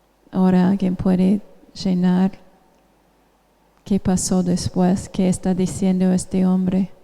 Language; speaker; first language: Spanish; non-native, fluent; English